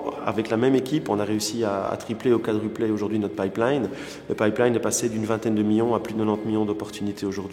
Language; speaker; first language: French; native; French